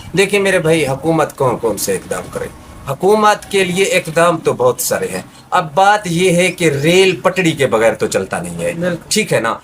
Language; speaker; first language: Urdu; non-native, local second language; Punjabi